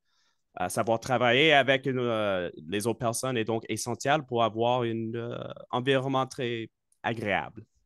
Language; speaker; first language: French; non-native, local second language; English